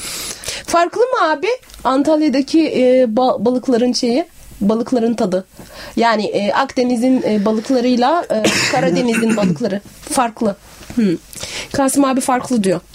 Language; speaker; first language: Turkish; non-native, fluent; Arabic